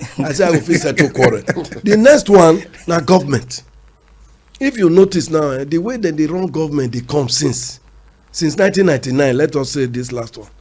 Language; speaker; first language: Nigerian Pidgin; non-native, local second language; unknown